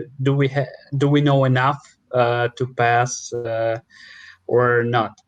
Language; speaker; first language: English; non-native, learner; Russian